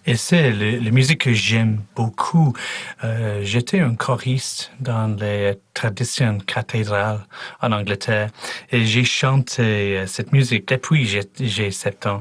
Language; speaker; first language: French; non-native, learner; English